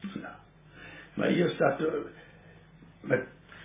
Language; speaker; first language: Italian; non-native, local second language; Slovenian